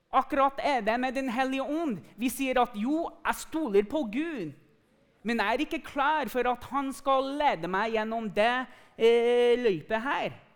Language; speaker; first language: Norwegian; non-native, fluent; English